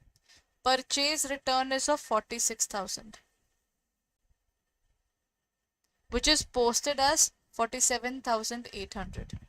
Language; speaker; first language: English; non-native, local second language; Hindi